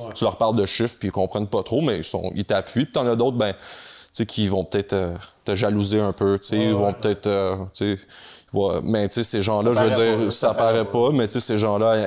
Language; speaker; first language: French; native; French